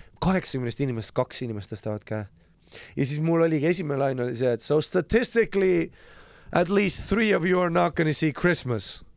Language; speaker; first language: Estonian; native; Estonian